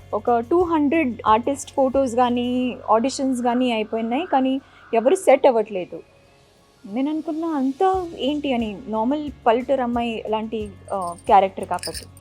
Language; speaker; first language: Telugu; non-native, fluent; Marathi